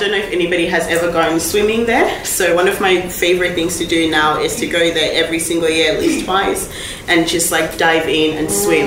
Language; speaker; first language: English; non-native, local second language; Shona